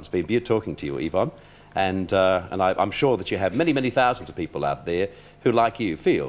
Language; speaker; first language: English; native; English